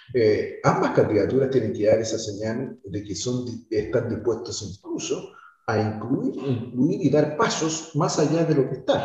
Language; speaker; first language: Spanish; native; Spanish